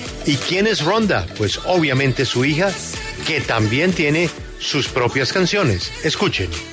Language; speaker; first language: Spanish; native; Spanish